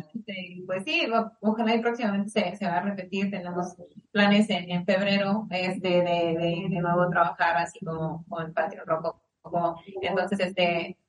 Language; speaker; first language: Spanish; early bilingual, heritage; Spanish